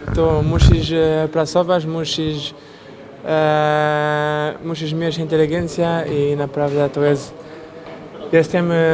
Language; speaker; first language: Polish; non-native, fluent; Portuguese